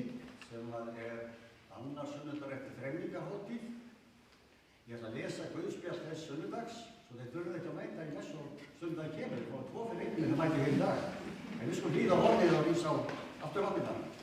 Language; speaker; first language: Icelandic; native; Icelandic